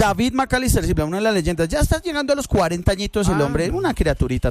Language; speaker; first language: Spanish; native; Spanish